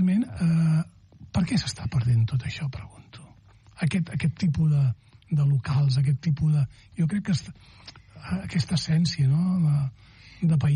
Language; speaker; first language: Catalan; native; Catalan